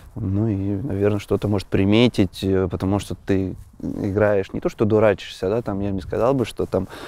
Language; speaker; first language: Russian; native; Russian